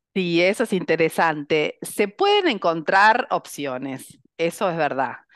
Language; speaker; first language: Spanish; native; Spanish